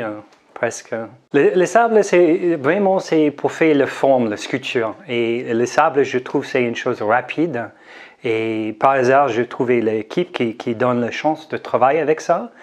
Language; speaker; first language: French; non-native, learner; English